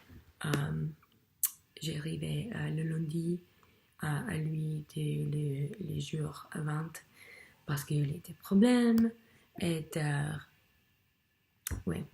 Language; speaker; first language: French; non-native, learner; English